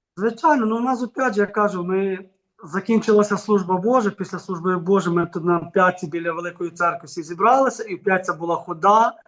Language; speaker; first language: Ukrainian; native; Ukrainian